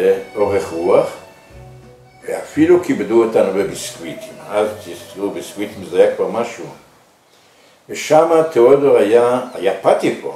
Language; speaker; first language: Hebrew; early bilingual, other home language; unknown